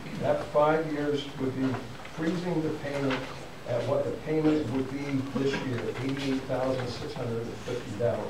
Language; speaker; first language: English; native; English